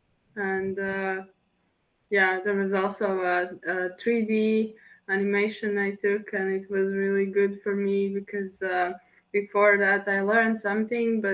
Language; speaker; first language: English; non-native, fluent; Latvian